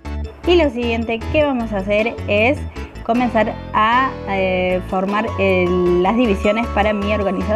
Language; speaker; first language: Spanish; native; Spanish